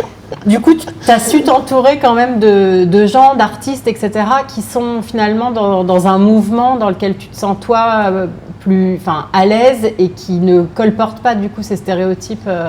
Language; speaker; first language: French; native; French